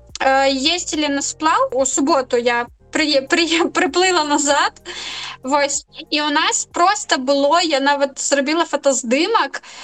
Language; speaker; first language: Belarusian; non-native, local second language; Russian